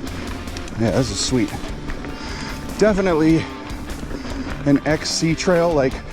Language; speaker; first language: English; native; English